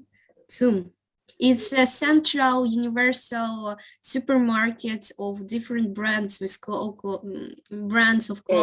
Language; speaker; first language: English; non-native, learner; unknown